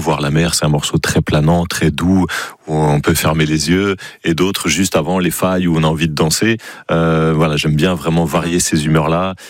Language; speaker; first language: French; native; French